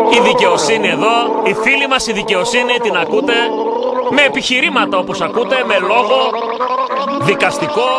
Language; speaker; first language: Greek; native; Greek